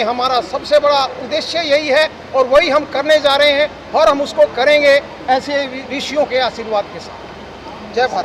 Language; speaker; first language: Hindi; native; Hindi